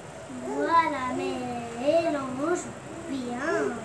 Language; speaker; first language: French; non-native, local second language; Arabic